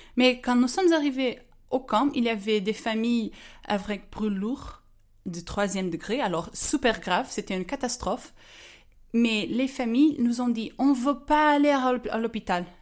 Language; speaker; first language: French; non-native, fluent; Portuguese